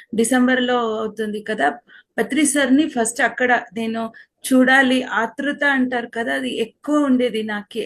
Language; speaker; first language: Telugu; non-native, local second language; Kannada